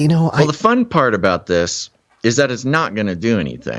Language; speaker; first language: English; native; English